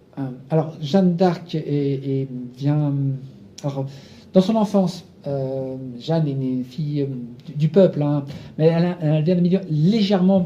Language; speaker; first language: French; native; French